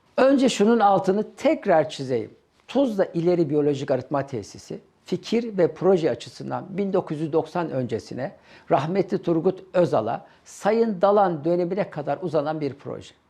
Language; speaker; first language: Turkish; native; Turkish